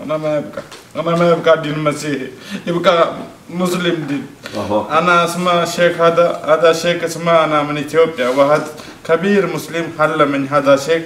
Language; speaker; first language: Arabic; non-native, learner; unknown